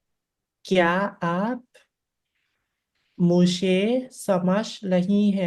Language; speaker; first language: Hindi; non-native, learner; Thai